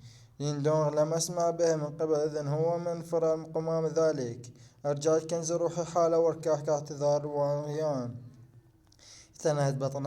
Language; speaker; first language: Arabic; native; Arabic